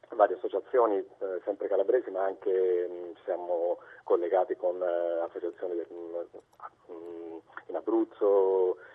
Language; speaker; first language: Italian; native; Italian